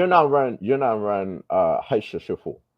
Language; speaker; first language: Chinese; non-native, learner; English